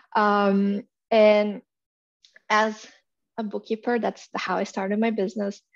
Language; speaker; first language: English; non-native, fluent; Portuguese